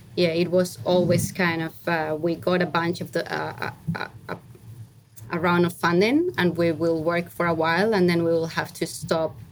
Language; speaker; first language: English; non-native, fluent; Spanish